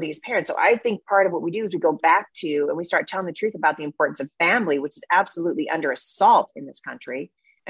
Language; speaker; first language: English; native; English